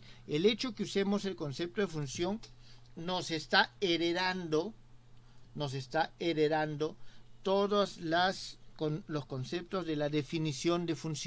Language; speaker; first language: Spanish; native; Spanish